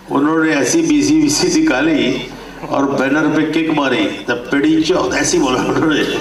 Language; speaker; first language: Hindi; native; Hindi